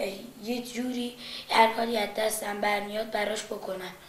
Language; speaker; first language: Persian; native; Persian